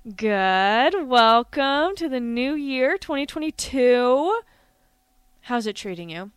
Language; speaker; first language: English; native; English